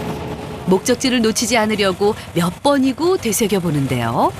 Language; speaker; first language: Korean; native; Korean